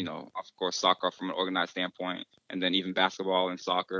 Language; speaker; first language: English; early bilingual, other home language; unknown